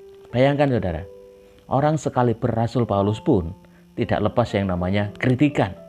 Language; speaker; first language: Indonesian; native; Indonesian